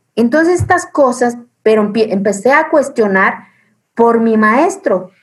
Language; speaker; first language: Spanish; early bilingual, other home language; Zapotec